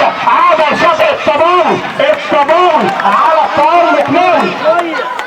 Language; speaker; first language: Arabic; native; Arabic